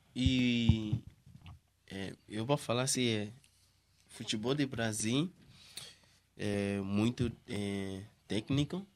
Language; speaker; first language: Portuguese; non-native, learner; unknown